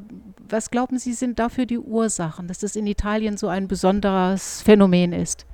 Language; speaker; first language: German; native; German